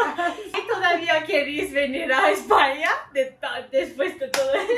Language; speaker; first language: Spanish; non-native, learner; Turkish